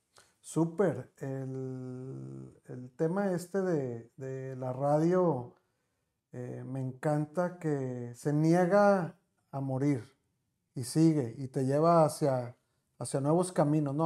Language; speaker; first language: Spanish; native; Spanish